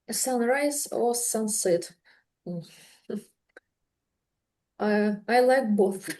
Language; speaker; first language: English; non-native, learner; Russian